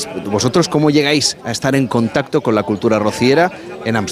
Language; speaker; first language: Spanish; native; Spanish